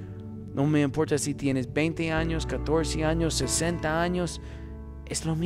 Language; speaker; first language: Spanish; non-native, fluent; English